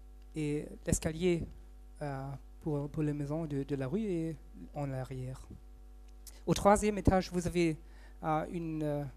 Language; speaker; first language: French; non-native, fluent; German